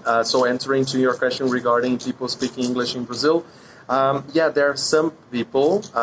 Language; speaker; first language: English; non-native, fluent; Portuguese